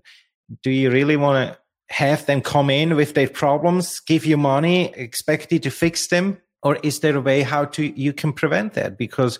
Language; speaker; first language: English; non-native, fluent; Swiss German